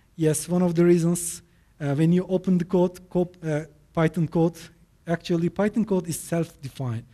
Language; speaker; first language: English; non-native, fluent; Turkish